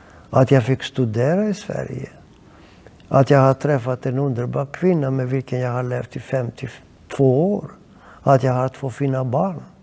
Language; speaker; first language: Swedish; non-native, fluent; Greek